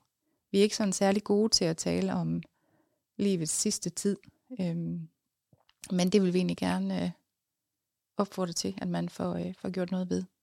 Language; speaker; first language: Danish; native; Danish